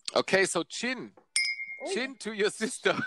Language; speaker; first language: English; non-native, fluent; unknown